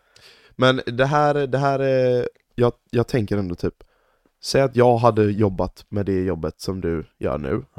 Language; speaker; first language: Swedish; native; Swedish